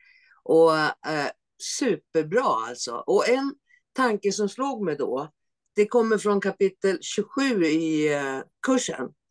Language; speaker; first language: Swedish; native; Swedish